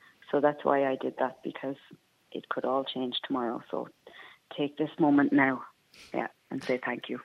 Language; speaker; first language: English; native; English